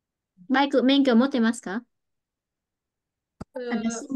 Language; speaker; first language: Japanese; non-native, fluent; Vietnamese